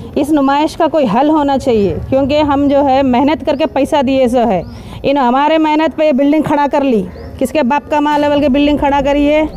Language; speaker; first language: Hindi; non-native, local second language; Urdu